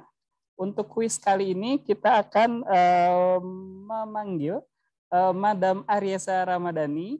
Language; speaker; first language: Indonesian; native; Indonesian